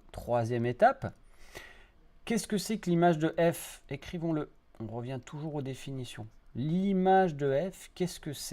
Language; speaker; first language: French; native; French